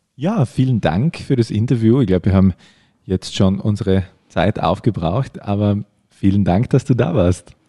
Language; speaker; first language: German; native; German